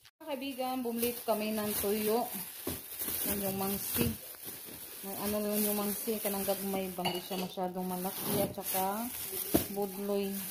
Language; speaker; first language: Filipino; non-native, local second language; Cebuano